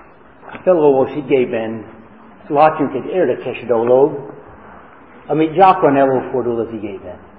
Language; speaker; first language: Hungarian; non-native, fluent; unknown